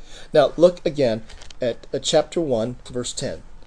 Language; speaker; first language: English; native; English